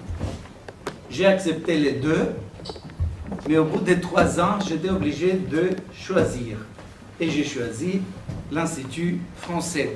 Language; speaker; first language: French; non-native, fluent; Greek